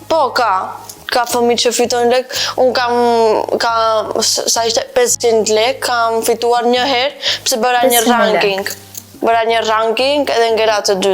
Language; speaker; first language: Albanian; early bilingual, heritage; Albanian